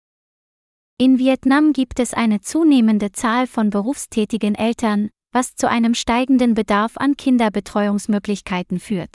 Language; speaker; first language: German; non-native, learner; Vietnamese